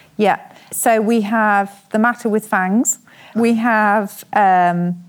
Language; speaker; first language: English; native; English